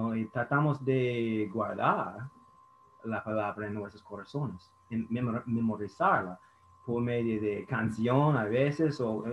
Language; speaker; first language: Spanish; non-native, fluent; English